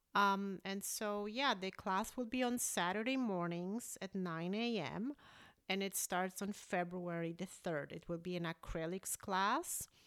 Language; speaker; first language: English; early bilingual, other home language; Polish